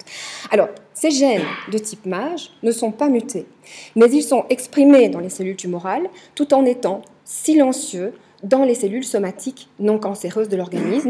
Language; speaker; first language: French; native; French